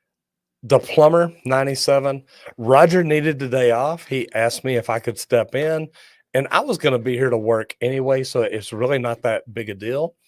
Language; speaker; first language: English; native; English